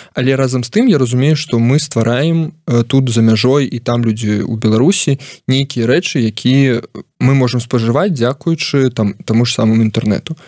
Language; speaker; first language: Belarusian; non-native, local second language; Russian